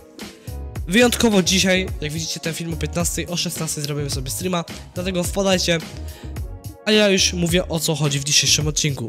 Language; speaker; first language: Polish; native; Polish